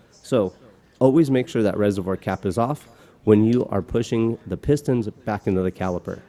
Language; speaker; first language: English; native; English